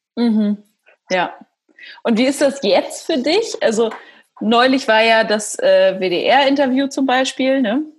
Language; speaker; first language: German; native; German